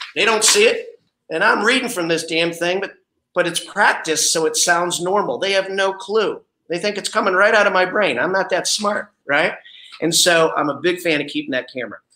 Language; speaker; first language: English; native; English